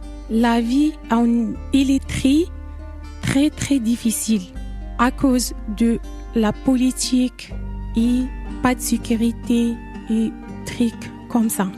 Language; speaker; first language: French; non-native, learner; Arabic